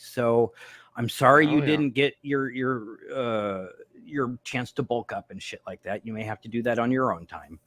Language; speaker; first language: English; native; English